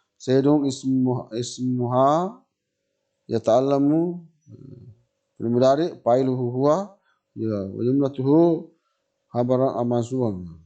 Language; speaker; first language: Arabic; non-native, fluent; Indonesian